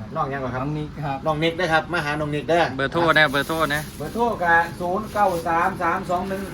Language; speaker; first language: Thai; native; Thai